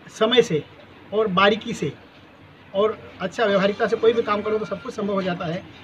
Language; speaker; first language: Hindi; native; Hindi